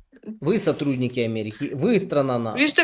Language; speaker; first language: Russian; non-native, local second language; Ukrainian